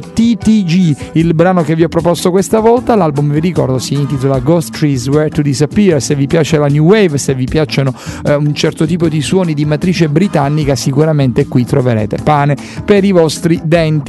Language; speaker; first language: Italian; native; Italian